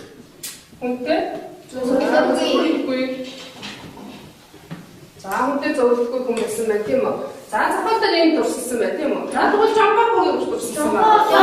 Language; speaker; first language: Mongolian; native; Mongolian